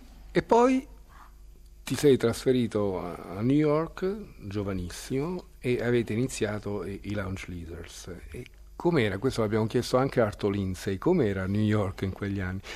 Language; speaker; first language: Italian; native; Italian